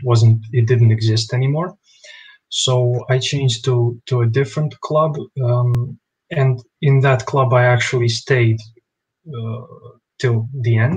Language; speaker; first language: English; non-native, fluent; Bosnian